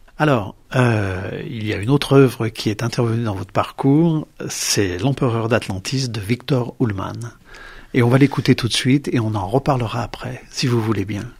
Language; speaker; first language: French; native; French